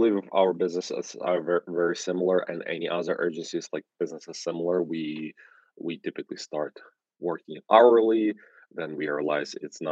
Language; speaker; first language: English; non-native, fluent; Ukrainian